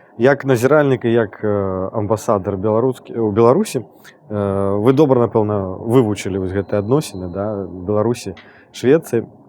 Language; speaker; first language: Belarusian; non-native, local second language; Russian